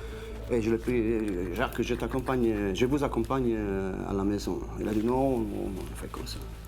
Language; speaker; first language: French; non-native, fluent; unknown